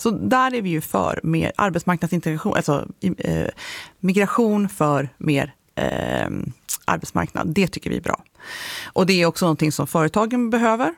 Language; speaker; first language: Swedish; native; Swedish